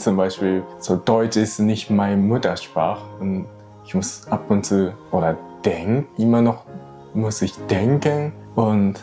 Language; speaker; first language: German; non-native, learner; Japanese